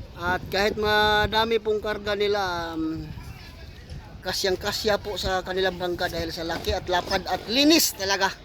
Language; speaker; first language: Filipino; non-native, local second language; Cebuano